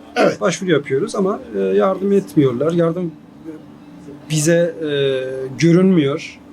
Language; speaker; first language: Turkish; non-native, fluent; Persian